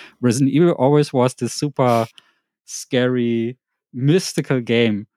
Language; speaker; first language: English; non-native, fluent; German